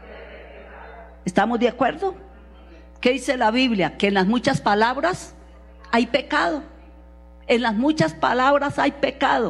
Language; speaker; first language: Spanish; native; Spanish